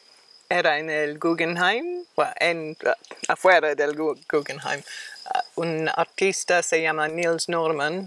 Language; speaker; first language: Spanish; non-native, fluent; English